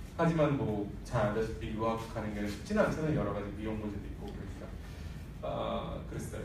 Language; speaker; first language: Korean; non-native, fluent; Bangla